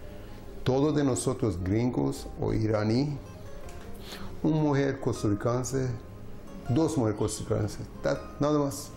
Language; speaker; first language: Spanish; non-native, learner; Persian